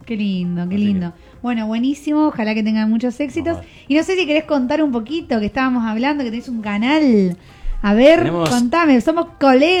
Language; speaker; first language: Spanish; native; Spanish